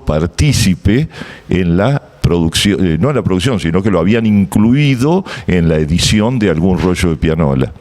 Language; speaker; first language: Spanish; native; Spanish